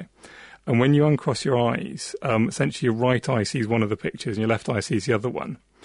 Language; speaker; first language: English; native; English